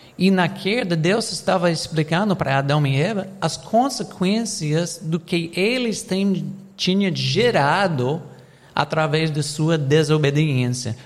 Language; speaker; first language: Portuguese; non-native, fluent; English